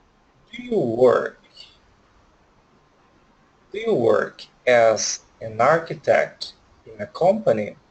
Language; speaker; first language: English; non-native, fluent; Portuguese